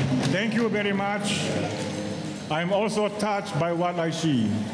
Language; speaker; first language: English; non-native, local second language; Malay